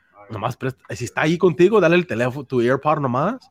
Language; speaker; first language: Spanish; early bilingual, heritage; Spanish